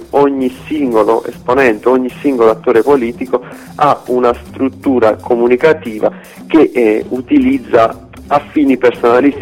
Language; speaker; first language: Italian; native; Italian